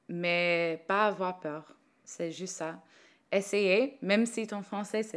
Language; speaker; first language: French; non-native, learner; English